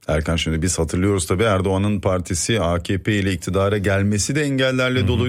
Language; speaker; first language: Turkish; native; Turkish